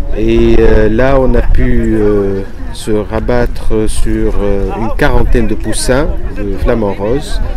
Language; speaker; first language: French; non-native, local second language; Arabic